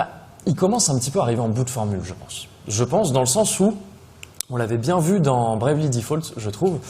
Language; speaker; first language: French; native; French